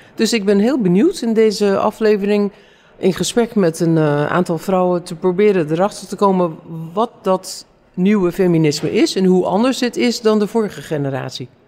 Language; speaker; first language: Dutch; non-native, fluent; English